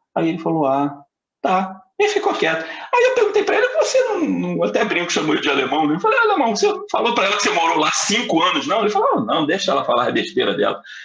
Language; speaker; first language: Portuguese; native; Portuguese